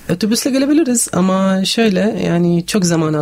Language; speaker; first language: Turkish; non-native, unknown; Arabic